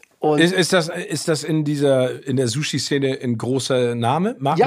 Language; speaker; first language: German; native; German